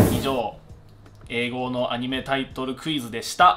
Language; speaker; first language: Japanese; early bilingual, other home language; English